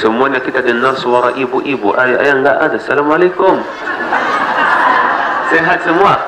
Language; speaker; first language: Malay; non-native, learner; Arabic